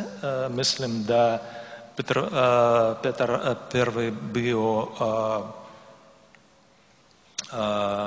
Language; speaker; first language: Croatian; non-native, learner; Russian